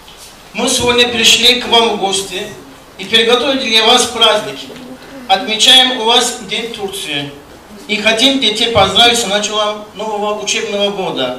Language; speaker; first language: Russian; non-native, fluent; Turkish